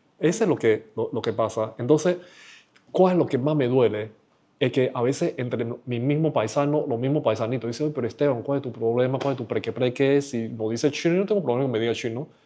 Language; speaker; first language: Spanish; non-native, fluent; Chinese